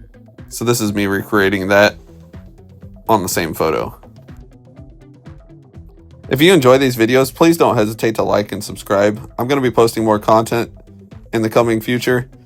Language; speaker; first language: English; native; English